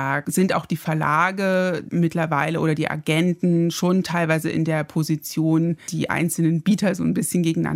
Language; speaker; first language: German; native; German